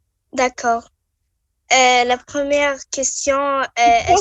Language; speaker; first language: French; non-native, learner; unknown